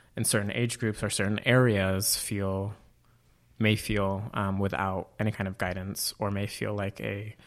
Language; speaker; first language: English; native; English